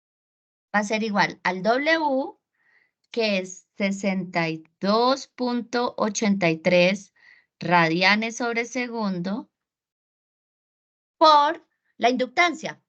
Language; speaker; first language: Spanish; native; Spanish